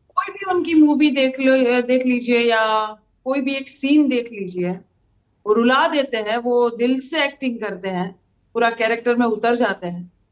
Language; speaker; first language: Hindi; non-native, local second language; Gujarati